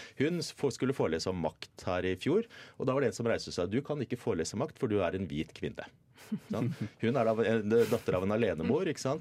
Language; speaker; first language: Norwegian; native; Norwegian